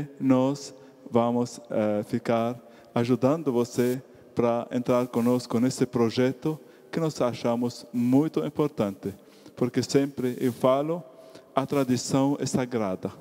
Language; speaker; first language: Portuguese; non-native, fluent; Arabic